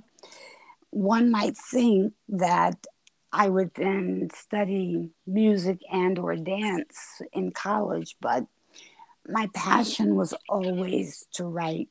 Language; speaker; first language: English; native; English